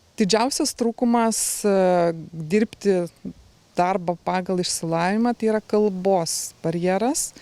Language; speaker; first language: Lithuanian; native; Lithuanian